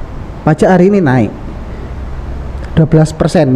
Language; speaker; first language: Indonesian; native; Indonesian